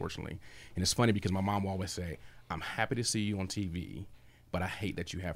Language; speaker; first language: English; native; English